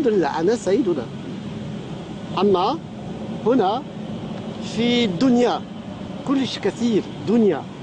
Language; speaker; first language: Arabic; non-native, learner; French